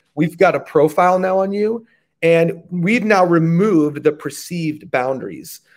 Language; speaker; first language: English; native; English